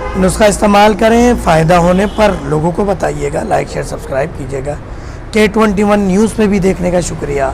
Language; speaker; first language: Urdu; non-native, local second language; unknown